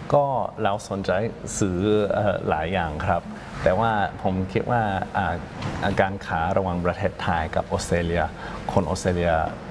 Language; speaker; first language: Thai; non-native, fluent; English